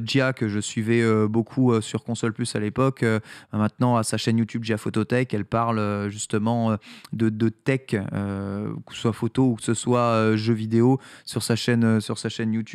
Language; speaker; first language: French; native; French